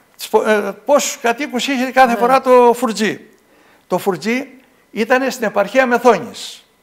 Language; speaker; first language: Greek; native; Greek